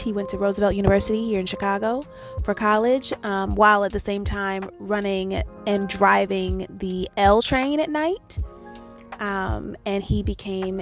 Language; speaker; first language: English; native; English